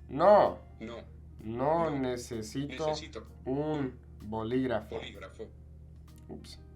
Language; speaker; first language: Spanish; non-native, fluent; English